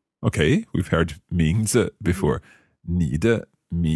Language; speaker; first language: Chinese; non-native, learner; English